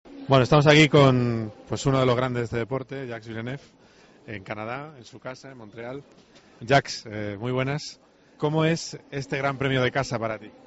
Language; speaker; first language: Spanish; native; Spanish